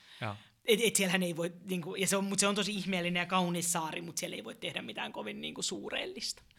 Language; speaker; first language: Finnish; native; Finnish